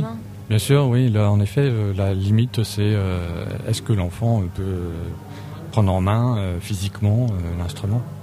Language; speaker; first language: French; native; French